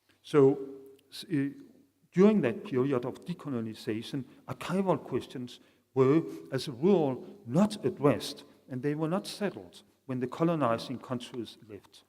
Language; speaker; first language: English; non-native, fluent; Danish